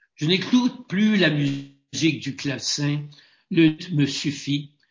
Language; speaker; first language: French; native; French